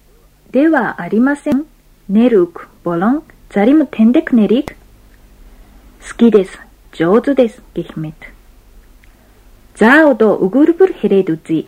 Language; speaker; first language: Mongolian; non-native, fluent; Japanese